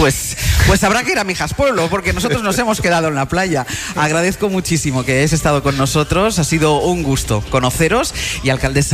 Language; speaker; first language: Spanish; native; Spanish